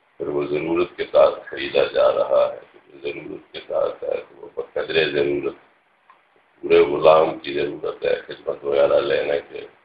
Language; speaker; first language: Urdu; non-native, local second language; Punjabi